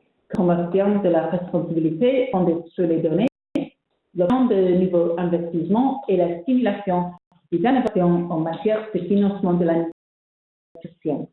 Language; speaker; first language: French; non-native, fluent; English